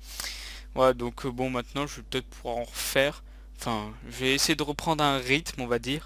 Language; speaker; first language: French; native; French